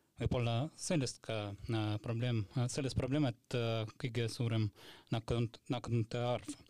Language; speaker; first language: Estonian; non-native, local second language; Russian